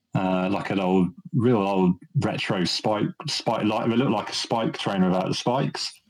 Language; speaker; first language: English; native; English